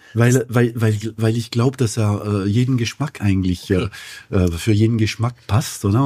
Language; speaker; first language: German; non-native, fluent; French